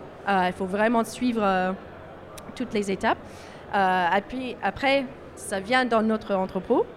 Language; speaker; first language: French; non-native, fluent; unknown